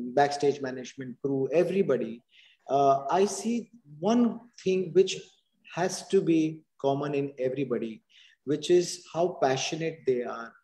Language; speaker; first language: English; non-native, local second language; Hindi